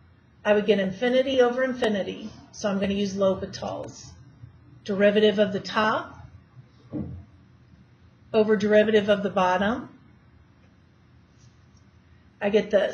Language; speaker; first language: English; native; English